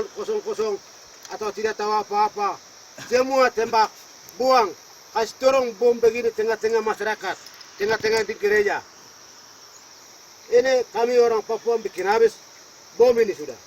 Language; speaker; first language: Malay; non-native, local second language; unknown